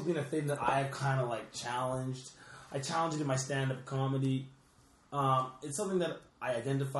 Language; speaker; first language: English; native; English